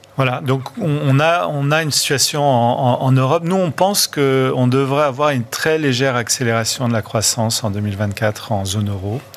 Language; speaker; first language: French; non-native, fluent; Portuguese